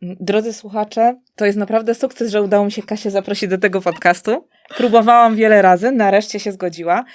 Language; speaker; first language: Polish; native; Polish